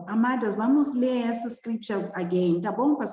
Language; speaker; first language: Portuguese; non-native, learner; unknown